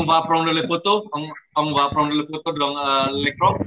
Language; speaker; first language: French; non-native, learner; Indonesian